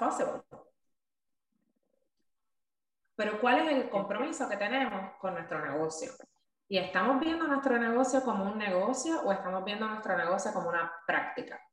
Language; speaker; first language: Spanish; native; Spanish